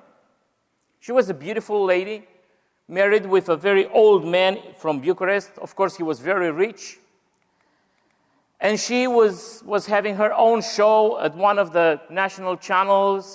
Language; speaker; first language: English; non-native, fluent; Romanian